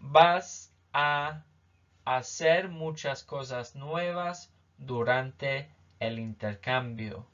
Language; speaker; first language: Spanish; non-native, fluent; English